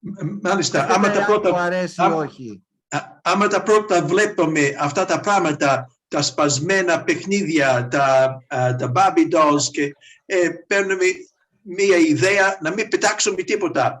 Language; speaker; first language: Greek; early bilingual, heritage; Greek